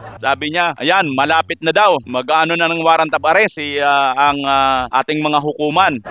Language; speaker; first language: Filipino; native; Filipino